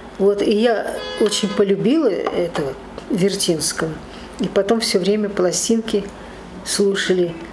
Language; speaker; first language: Russian; native; Russian